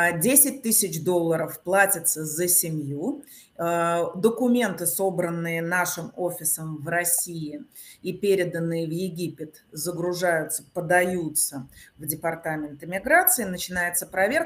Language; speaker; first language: Russian; native; Russian